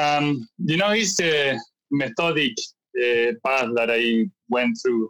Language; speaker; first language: English; non-native, fluent; Spanish